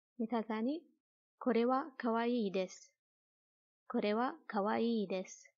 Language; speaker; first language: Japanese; non-native, learner; Arabic